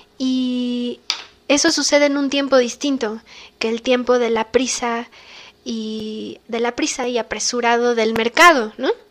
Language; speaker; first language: Spanish; native; Spanish